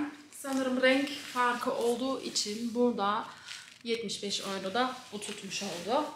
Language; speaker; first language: Turkish; native; Turkish